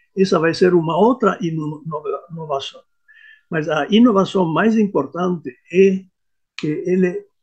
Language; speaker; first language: Portuguese; non-native, fluent; Hungarian